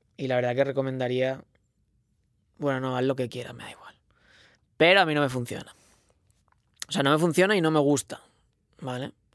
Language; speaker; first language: Spanish; non-native, local second language; Catalan